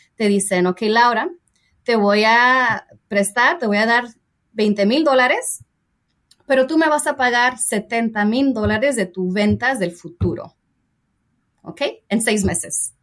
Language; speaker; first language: Spanish; early bilingual, heritage; Spanish